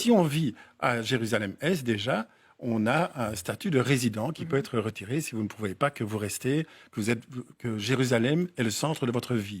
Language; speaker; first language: French; native; French